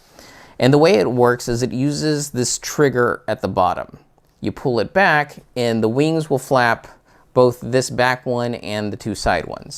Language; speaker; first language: English; native; English